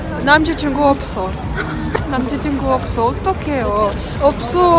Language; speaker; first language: Korean; non-native, learner; Russian